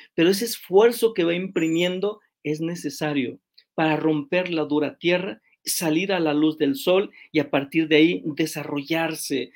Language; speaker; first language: Spanish; native; Spanish